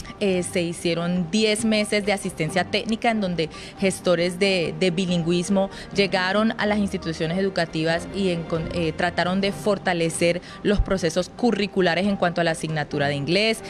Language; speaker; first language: Spanish; native; Spanish